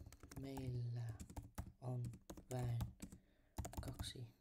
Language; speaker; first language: Finnish; non-native, learner; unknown